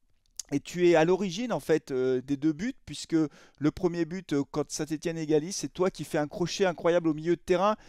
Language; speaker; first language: French; native; French